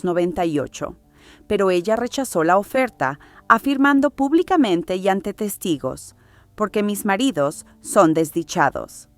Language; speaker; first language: Spanish; native; Spanish